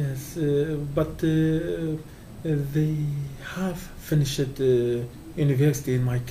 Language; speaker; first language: English; non-native, learner; Kurdish